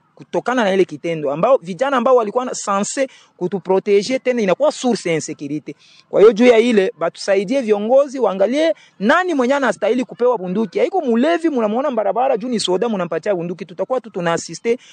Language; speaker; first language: Swahili; native; Swahili